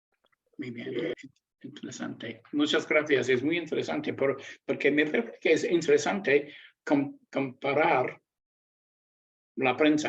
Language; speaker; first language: Spanish; non-native, learner; English